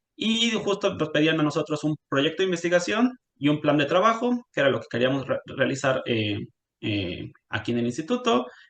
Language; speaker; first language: Spanish; native; Spanish